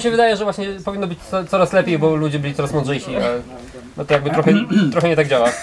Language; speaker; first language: Polish; native; Polish